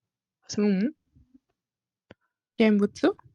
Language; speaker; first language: Japanese; non-native, learner; Malay